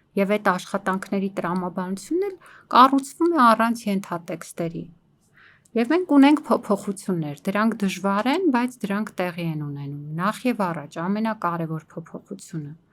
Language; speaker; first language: Armenian; native; Armenian